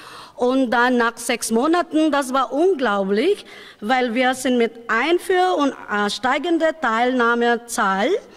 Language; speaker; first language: German; non-native, learner; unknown